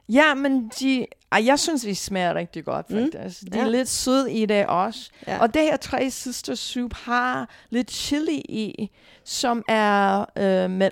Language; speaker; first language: Danish; non-native, fluent; English